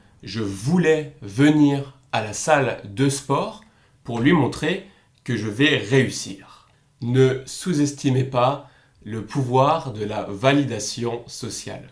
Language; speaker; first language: French; native; French